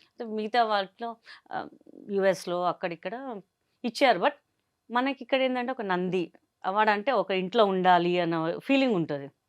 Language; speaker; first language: Telugu; non-native, local second language; Hindi